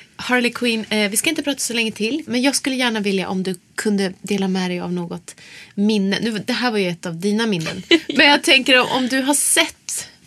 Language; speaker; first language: Swedish; native; Swedish